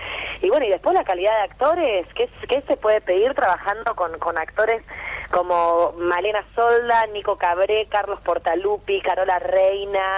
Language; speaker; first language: Spanish; native; Spanish